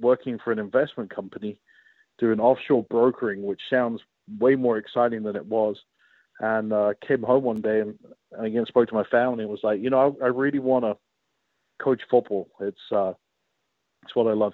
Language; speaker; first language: English; native; English